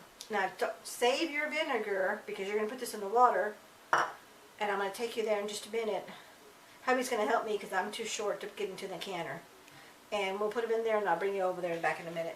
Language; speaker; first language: English; native; English